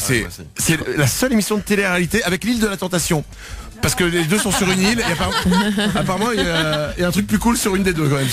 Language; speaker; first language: French; native; French